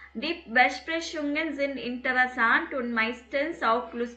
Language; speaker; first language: German; non-native, learner; Tamil